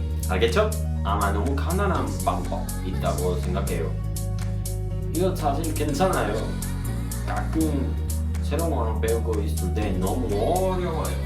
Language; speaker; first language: Korean; non-native, learner; Spanish